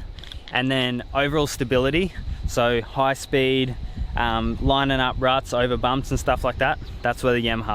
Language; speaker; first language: English; native; English